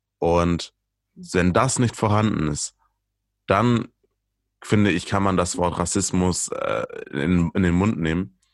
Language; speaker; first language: German; native; German